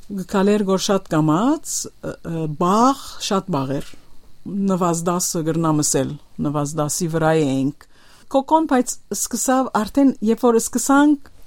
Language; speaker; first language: Armenian; early bilingual, heritage; Armenian